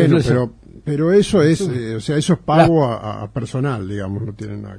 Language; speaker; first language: Spanish; native; Spanish